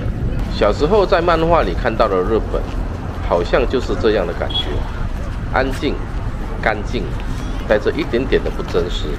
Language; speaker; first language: Chinese; native; Chinese